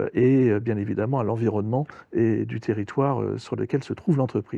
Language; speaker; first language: French; native; French